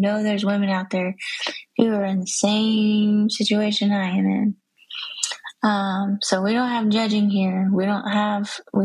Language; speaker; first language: English; native; English